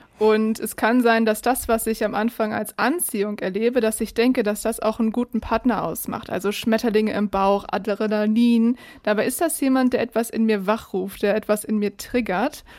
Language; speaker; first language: German; native; German